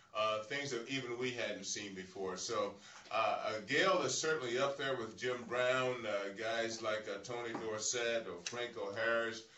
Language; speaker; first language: English; native; English